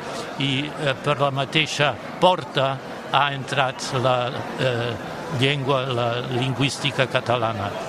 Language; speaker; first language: Catalan; non-native, fluent; German